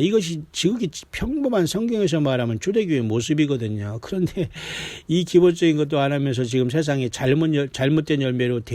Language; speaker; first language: Korean; native; Korean